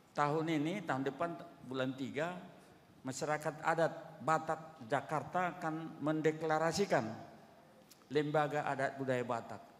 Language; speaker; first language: Indonesian; non-native, local second language; Batak Toba